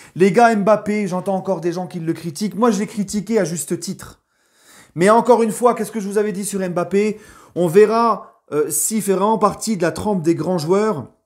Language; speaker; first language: French; native; French